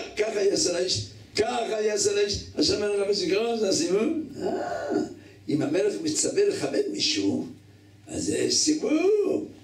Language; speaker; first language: Hebrew; native; Hebrew